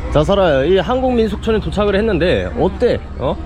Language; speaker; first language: Korean; native; Korean